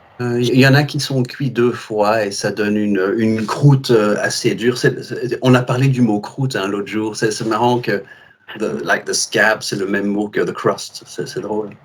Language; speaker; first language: French; native; French